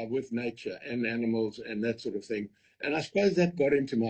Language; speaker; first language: English; native; English